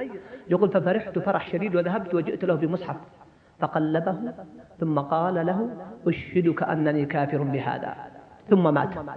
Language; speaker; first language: Arabic; native; Arabic